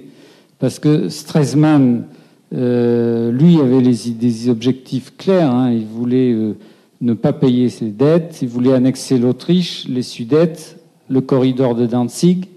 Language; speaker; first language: French; native; French